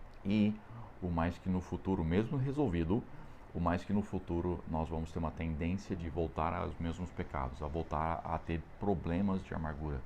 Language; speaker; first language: Portuguese; non-native, fluent; English